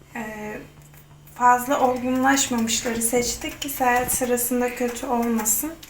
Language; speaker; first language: Turkish; native; Turkish